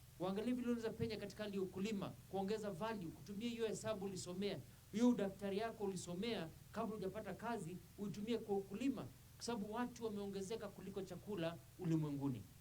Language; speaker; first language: Swahili; non-native, local second language; Kamba